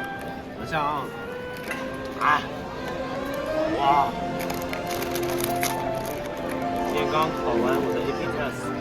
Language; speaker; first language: Chinese; early bilingual, heritage; Chinese